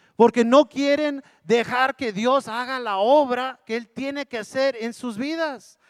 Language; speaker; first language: Spanish; early bilingual, heritage; Spanish